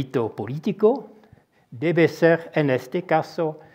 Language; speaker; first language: Spanish; non-native, fluent; Dutch